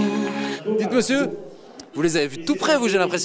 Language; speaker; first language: French; native; French